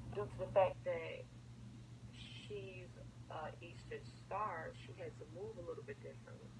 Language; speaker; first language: English; native; English